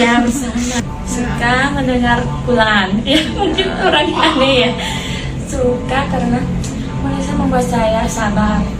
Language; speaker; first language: Indonesian; non-native, learner; Thai